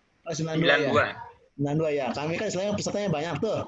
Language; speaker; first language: Indonesian; native; Indonesian